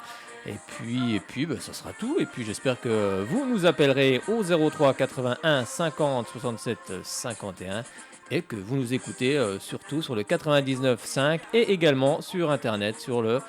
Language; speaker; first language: French; native; French